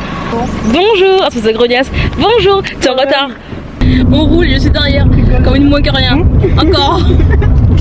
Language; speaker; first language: French; native; French